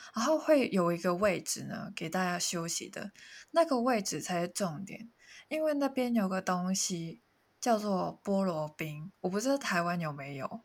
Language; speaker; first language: Chinese; non-native, local second language; Cantonese